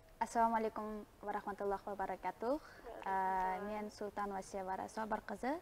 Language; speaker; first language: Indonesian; non-native, learner; Uzbek